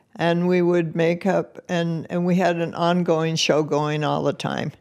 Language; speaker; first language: English; native; English